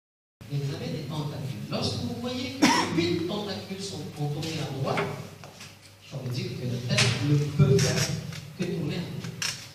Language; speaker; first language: French; non-native, local second language; Arabic